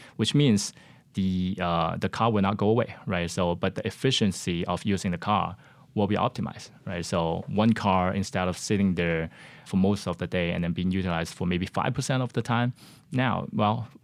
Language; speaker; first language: English; non-native, fluent; Chinese